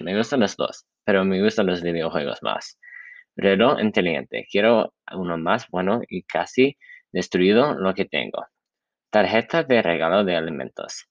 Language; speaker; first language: Spanish; non-native, learner; English